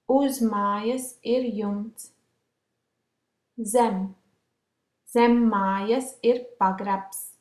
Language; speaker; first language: Latvian; non-native, learner; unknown